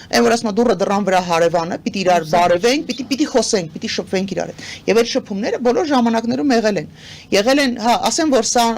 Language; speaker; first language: Armenian; native; Armenian